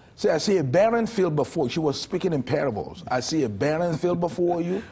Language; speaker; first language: English; non-native, local second language; Yoruba